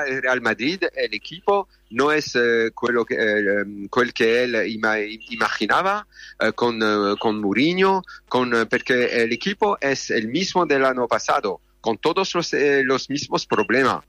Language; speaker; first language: Spanish; non-native, learner; French